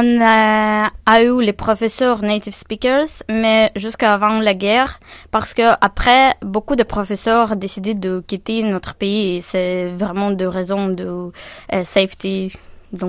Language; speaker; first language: French; non-native, learner; Ukrainian